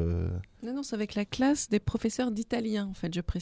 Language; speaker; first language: French; native; French